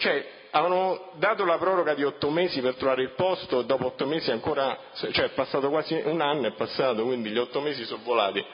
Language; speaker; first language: Italian; native; Italian